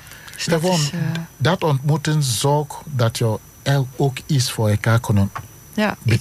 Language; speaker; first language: Dutch; non-native, fluent; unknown